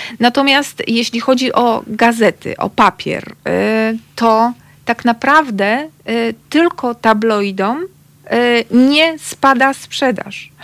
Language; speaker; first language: Polish; native; Polish